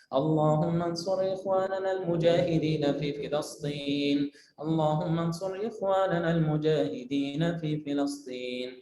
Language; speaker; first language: Arabic; native; Arabic